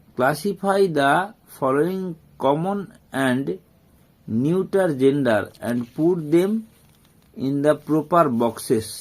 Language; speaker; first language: English; non-native, local second language; Bangla